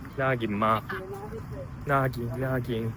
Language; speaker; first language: Thai; non-native, learner; Japanese